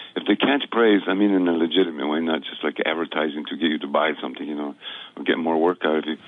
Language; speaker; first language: English; native; English